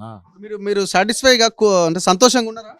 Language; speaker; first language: Telugu; native; Telugu